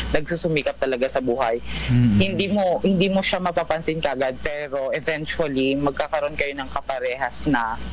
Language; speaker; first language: Filipino; native; Filipino